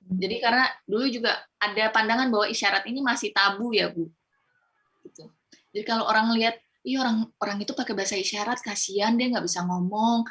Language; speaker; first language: Indonesian; non-native, local second language; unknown